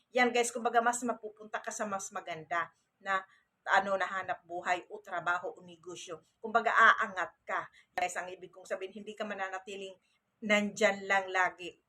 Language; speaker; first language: Filipino; native; Filipino